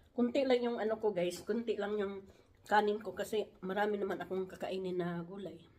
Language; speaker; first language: Filipino; non-native, local second language; Cebuano